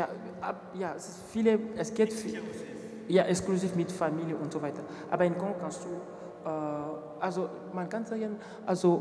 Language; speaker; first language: German; non-native, learner; French